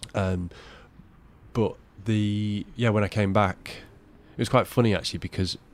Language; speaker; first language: English; native; English